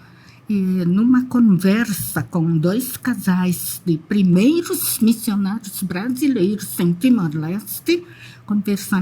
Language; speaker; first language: Portuguese; non-native, fluent; Indonesian